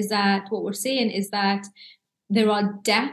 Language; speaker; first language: English; early bilingual, other home language; Arabic